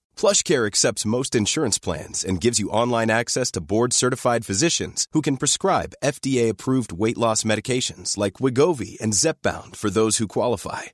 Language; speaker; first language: English; native; English